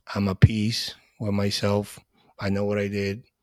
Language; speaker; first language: English; early bilingual, other home language; Spanish